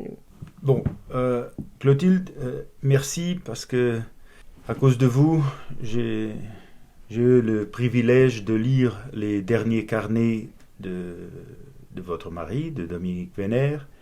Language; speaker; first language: French; non-native, fluent; Portuguese